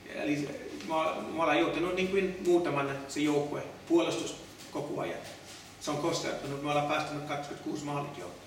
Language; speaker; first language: Finnish; non-native, fluent; English